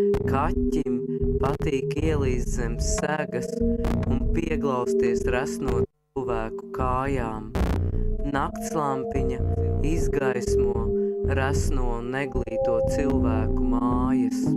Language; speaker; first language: Latvian; native; Latvian